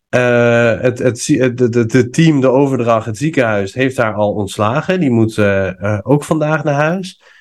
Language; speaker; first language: Dutch; non-native, fluent; Persian